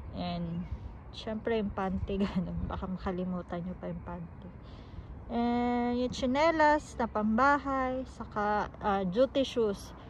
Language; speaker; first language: Filipino; native; Filipino